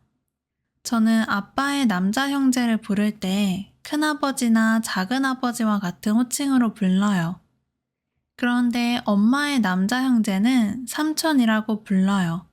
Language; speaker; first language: Korean; native; Korean